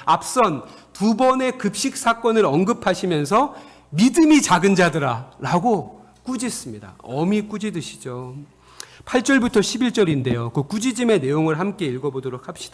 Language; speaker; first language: Korean; native; Korean